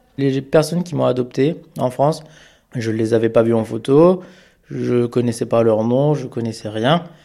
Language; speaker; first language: French; early bilingual, other home language; Amharic